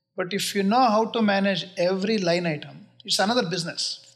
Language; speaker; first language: English; non-native, local second language; Kannada